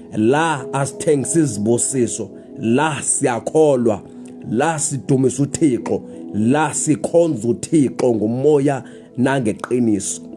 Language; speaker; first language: Zulu; non-native, local second language; Xhosa